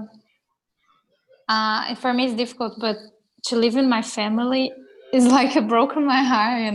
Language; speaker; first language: English; non-native, learner; Portuguese